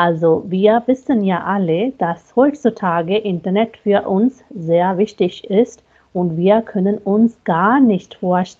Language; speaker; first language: German; non-native, fluent; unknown